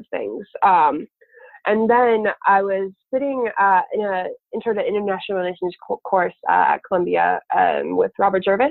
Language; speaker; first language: English; native; English